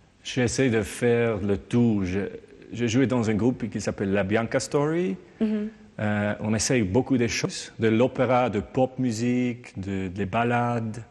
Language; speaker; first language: French; non-native, learner; German